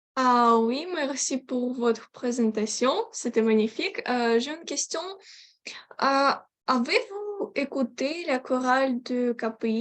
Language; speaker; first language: French; non-native, learner; Ukrainian